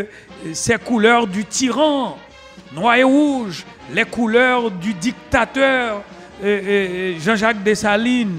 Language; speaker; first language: French; non-native, local second language; Haitian Creole